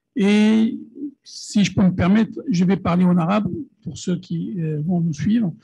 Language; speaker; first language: French; non-native, local second language; Arabic